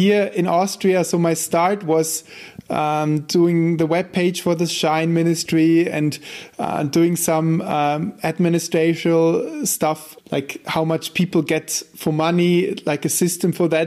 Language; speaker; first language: English; non-native, fluent; German